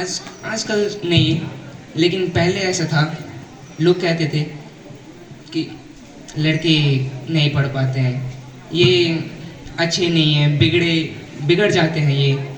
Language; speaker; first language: Hindi; native; Hindi